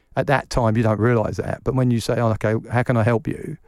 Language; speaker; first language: English; native; English